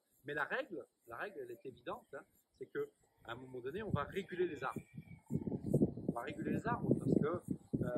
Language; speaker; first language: French; native; French